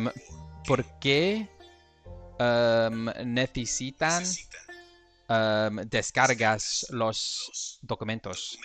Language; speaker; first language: Spanish; non-native, learner; English